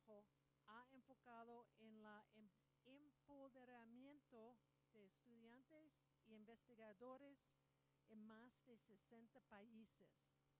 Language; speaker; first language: Spanish; non-native, learner; English